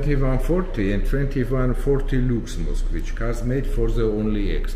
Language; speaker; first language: English; non-native, learner; Georgian